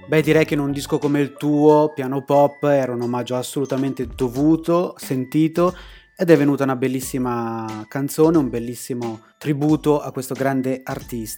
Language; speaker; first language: Italian; native; Italian